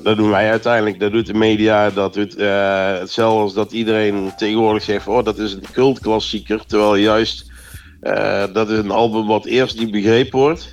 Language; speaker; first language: Dutch; native; Dutch